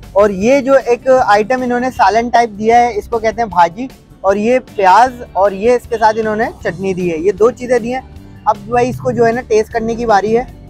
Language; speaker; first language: Urdu; native; Urdu